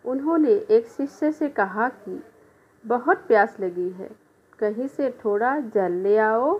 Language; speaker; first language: Hindi; non-native, local second language; Assamese